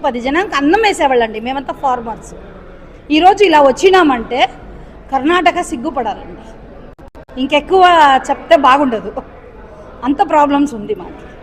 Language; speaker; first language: Telugu; native; Telugu